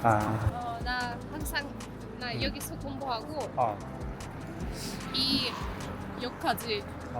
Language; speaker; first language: Korean; non-native, learner; Russian